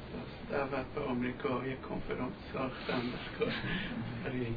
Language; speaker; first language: Persian; non-native, fluent; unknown